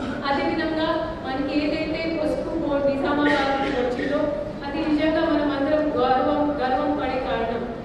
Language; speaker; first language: Telugu; non-native, fluent; Hindi